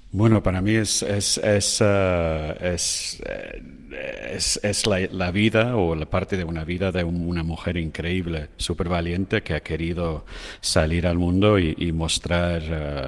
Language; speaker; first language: Spanish; non-native, fluent; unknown